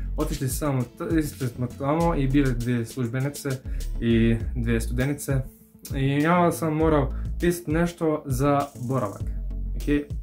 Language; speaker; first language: Bosnian; non-native, fluent; Arabic